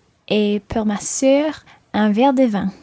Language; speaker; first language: French; non-native, learner; English